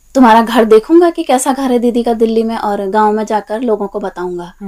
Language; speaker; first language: Hindi; native; Hindi